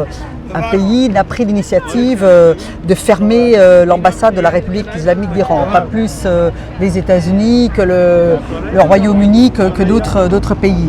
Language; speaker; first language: French; native; French